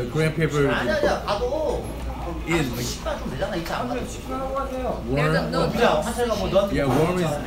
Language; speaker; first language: English; non-native, fluent; Korean